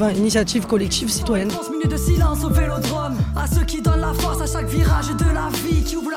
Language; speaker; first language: French; native; French